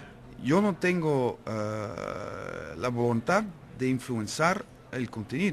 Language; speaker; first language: Spanish; non-native, fluent; Dutch